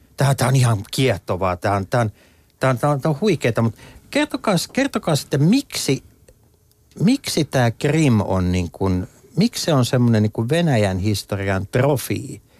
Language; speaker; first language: Finnish; native; Finnish